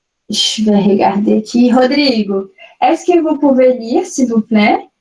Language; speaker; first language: French; non-native, fluent; Portuguese